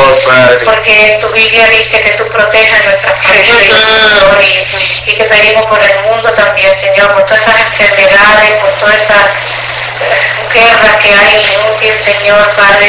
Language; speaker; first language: Spanish; native; Spanish